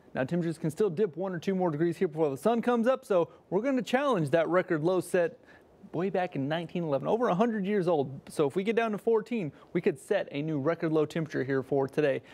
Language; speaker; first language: English; native; English